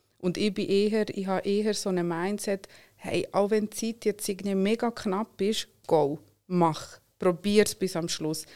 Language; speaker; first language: German; early bilingual, other home language; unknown